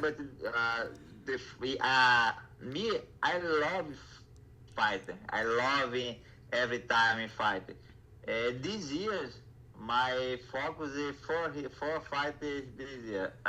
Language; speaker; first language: English; non-native, learner; Portuguese